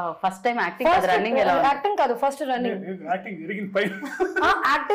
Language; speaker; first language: Telugu; native; Telugu